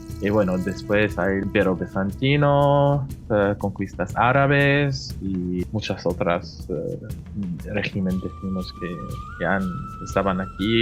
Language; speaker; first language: Spanish; non-native, fluent; Arabic